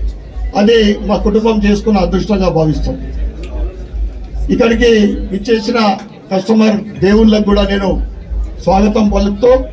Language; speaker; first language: Telugu; native; Telugu